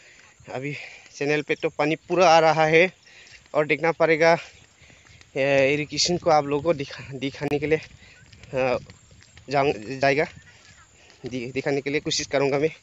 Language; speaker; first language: Hindi; non-native, local second language; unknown